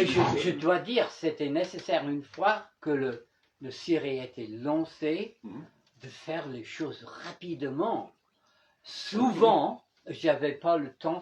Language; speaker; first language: French; non-native, fluent; English